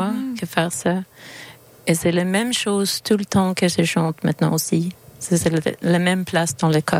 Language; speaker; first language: French; non-native, learner; Swedish